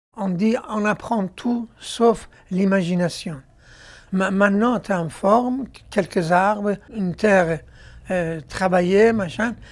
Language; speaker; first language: French; non-native, fluent; Persian